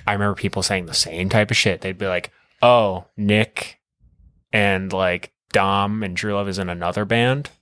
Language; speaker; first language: English; native; English